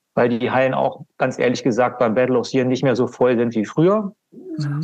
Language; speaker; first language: German; native; German